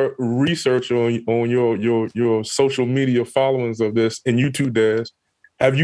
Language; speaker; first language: English; native; English